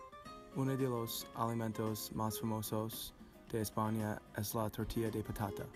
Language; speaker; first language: Spanish; non-native, learner; English